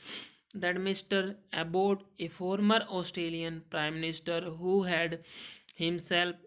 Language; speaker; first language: English; non-native, local second language; Hindi